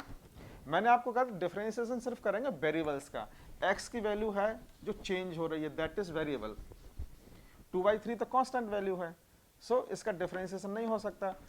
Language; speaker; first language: Hindi; native; Hindi